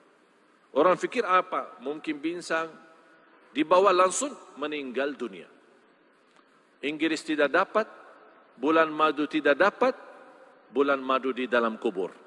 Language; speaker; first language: Indonesian; non-native, fluent; Arabic